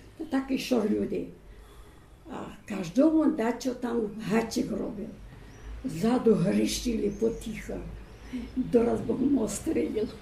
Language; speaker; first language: Slovak; non-native, local second language; Rusyn